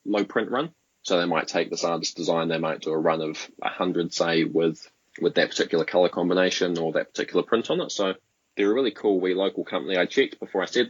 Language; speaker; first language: English; native; English